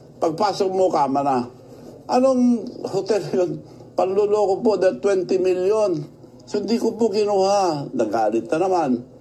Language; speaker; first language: Filipino; non-native, local second language; Iloko